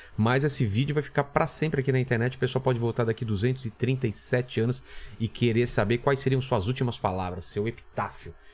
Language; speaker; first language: Portuguese; native; Portuguese